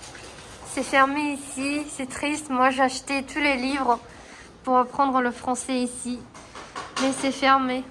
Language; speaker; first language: French; non-native, fluent; Japanese